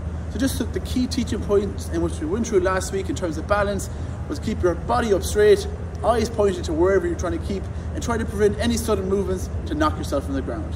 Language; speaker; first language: English; native; English